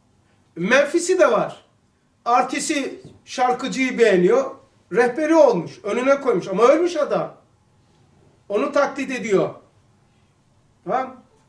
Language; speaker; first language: Turkish; native; Turkish